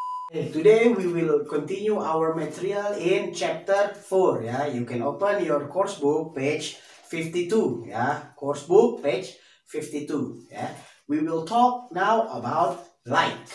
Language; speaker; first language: English; non-native, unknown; Indonesian